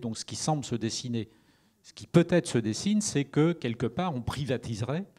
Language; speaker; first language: French; native; French